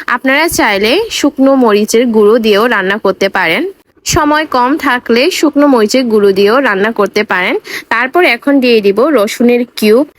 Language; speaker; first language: Bangla; non-native, local second language; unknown